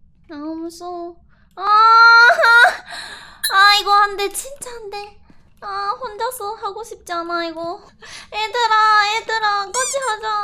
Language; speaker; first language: Korean; non-native, fluent; Japanese